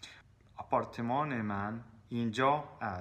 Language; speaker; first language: Persian; non-native, learner; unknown